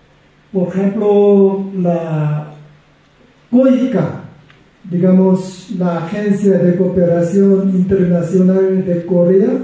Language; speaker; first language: Spanish; non-native, fluent; Korean